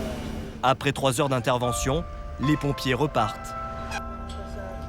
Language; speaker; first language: French; native; French